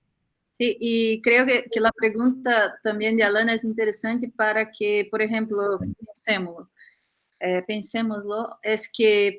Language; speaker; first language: Spanish; non-native, fluent; Portuguese